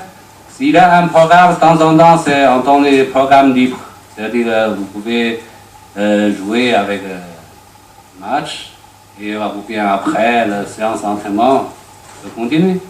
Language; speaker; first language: French; non-native, learner; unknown